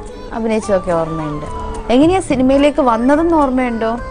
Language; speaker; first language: Malayalam; native; Malayalam